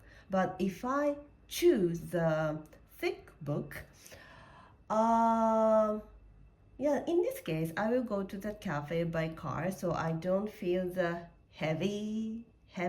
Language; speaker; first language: English; non-native, learner; Japanese